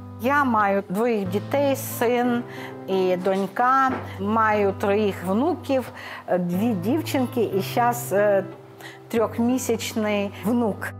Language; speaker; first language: Ukrainian; non-native, local second language; Romany